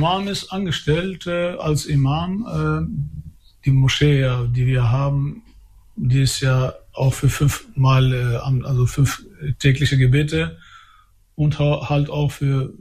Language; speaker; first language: German; early bilingual, other home language; Albanian